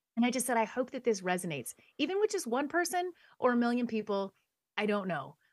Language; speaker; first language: English; native; English